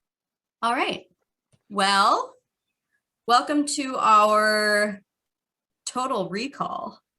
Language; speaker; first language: English; native; English